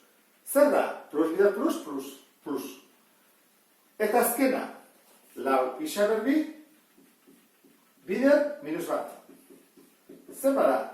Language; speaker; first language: Basque; native; Basque